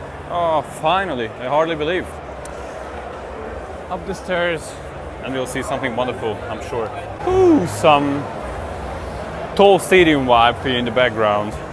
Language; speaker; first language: English; non-native, fluent; Hungarian